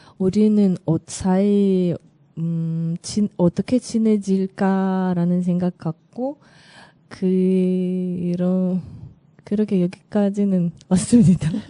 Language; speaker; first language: Korean; non-native, learner; Russian